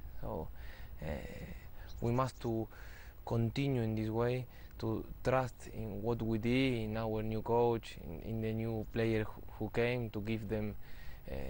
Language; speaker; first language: English; non-native, fluent; Spanish